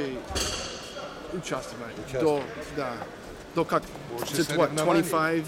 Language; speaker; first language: Russian; non-native, learner; English